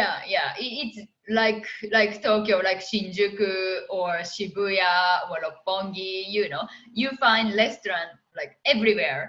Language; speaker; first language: English; non-native, fluent; Japanese